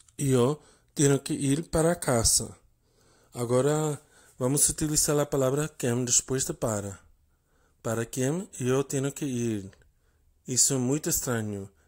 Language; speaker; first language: Portuguese; non-native, learner; English